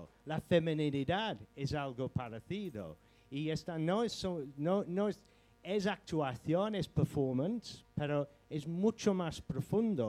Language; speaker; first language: Spanish; non-native, fluent; English